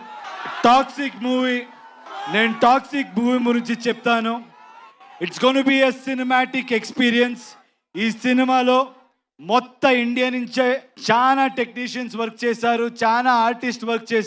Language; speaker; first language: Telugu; non-native, fluent; Kannada